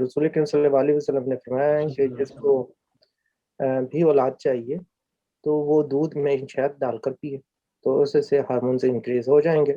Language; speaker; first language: Urdu; native; Urdu